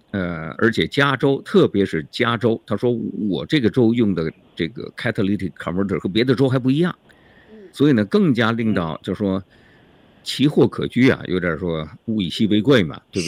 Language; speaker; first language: Chinese; native; Chinese